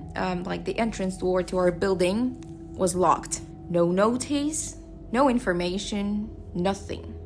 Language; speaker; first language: English; non-native, fluent; Russian